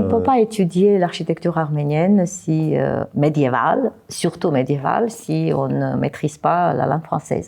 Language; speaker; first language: French; non-native, fluent; Armenian